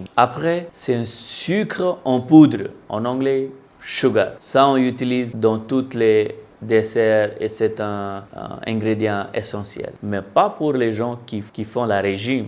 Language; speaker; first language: French; non-native, local second language; Hindi